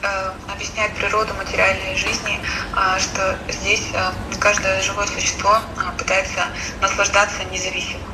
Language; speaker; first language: Russian; native; Russian